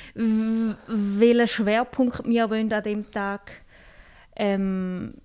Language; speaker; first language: German; native; German